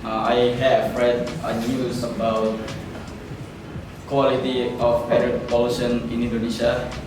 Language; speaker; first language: English; non-native, learner; Indonesian